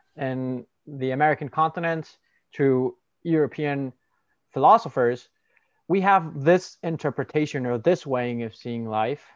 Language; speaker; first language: English; non-native, fluent; Spanish